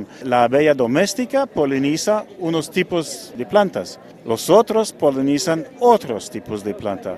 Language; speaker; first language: Spanish; non-native, fluent; French